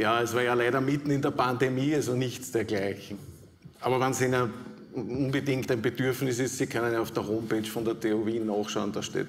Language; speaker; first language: German; native; German